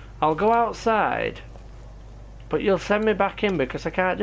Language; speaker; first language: English; native; English